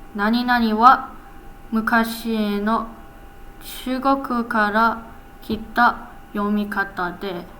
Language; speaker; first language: Japanese; non-native, learner; English